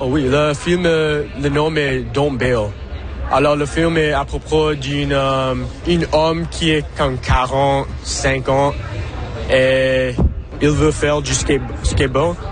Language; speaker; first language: French; non-native, local second language; English